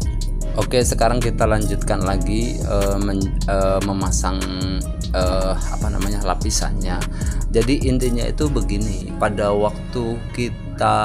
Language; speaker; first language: Indonesian; native; Indonesian